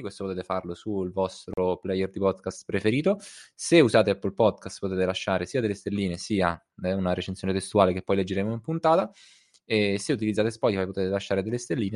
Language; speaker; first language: Italian; native; Italian